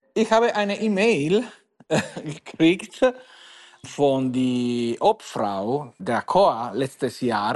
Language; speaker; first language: German; non-native, learner; Italian